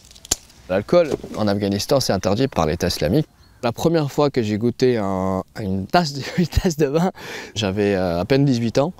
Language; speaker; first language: French; non-native, fluent; Persian